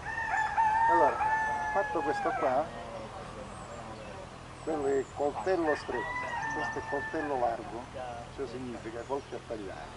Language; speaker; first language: Italian; native; Italian